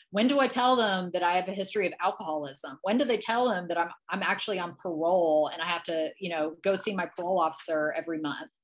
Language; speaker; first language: English; native; English